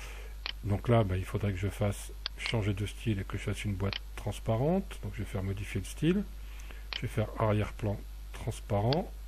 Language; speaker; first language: French; native; French